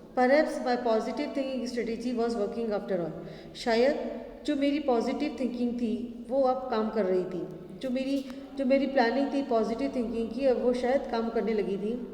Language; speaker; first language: Hindi; native; Hindi